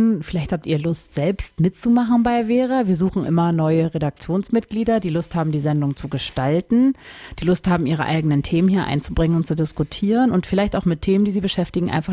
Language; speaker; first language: German; native; German